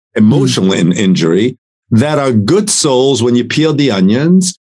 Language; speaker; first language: English; non-native, fluent; Italian